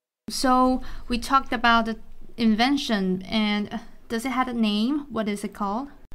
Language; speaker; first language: English; non-native, fluent; Chinese